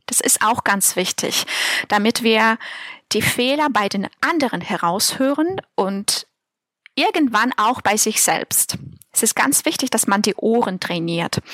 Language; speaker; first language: German; non-native, fluent; Russian